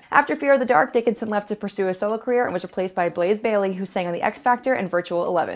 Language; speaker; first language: English; native; English